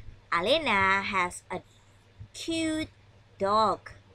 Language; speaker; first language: English; non-native, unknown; Indonesian